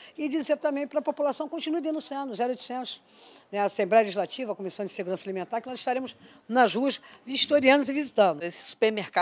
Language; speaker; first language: Portuguese; native; Portuguese